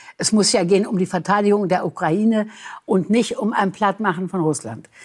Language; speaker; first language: German; native; German